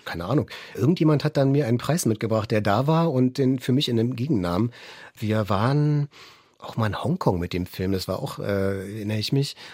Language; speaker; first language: German; native; German